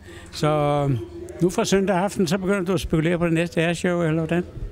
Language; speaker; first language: Danish; native; Danish